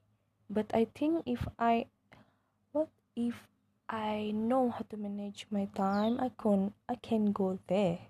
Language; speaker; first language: English; non-native, local second language; Malay